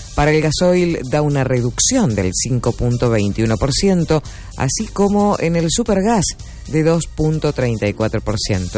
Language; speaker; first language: Spanish; native; Spanish